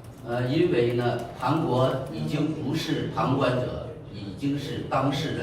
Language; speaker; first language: Chinese; native; Chinese